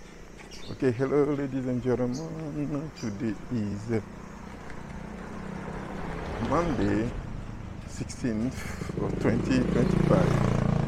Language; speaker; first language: English; non-native, learner; French